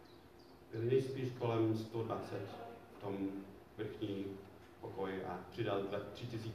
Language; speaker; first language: Czech; non-native, fluent; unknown